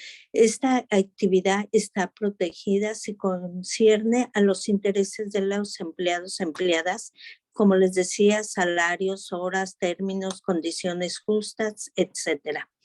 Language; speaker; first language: Spanish; native; Spanish